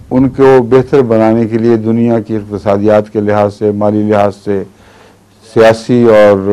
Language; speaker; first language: Urdu; native; Urdu